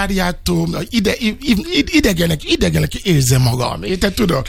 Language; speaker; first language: Hungarian; non-native, fluent; Yoruba